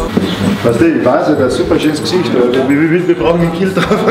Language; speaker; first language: German; native; German